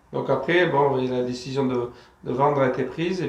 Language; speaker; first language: French; native; French